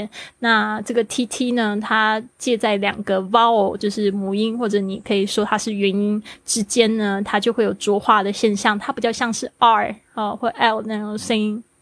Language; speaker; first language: Chinese; native; Chinese